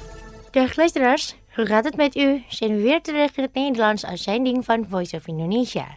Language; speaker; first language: Dutch; non-native, fluent; Indonesian